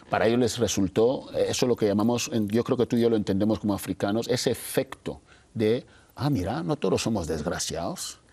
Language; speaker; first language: Spanish; non-native, local second language; Fang